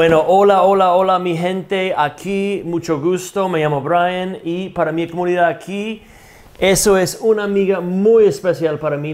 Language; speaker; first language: Spanish; non-native, fluent; English